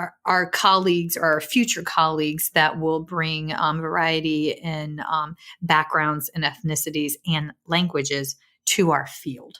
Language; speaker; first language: English; native; English